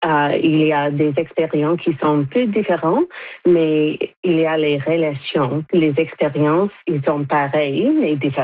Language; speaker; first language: French; non-native, local second language; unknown